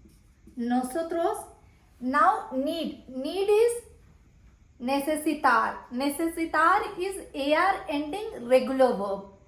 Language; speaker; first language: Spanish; non-native, fluent; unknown